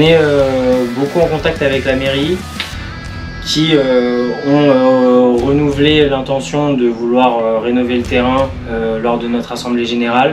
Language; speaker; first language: French; native; French